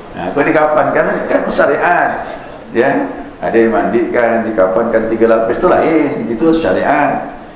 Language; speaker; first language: Malay; native; Malay